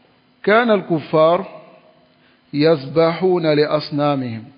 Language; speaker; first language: Arabic; non-native, fluent; French